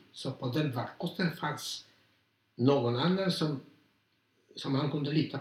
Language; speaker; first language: Swedish; non-native, fluent; Polish